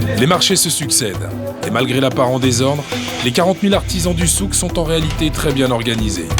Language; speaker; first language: French; native; French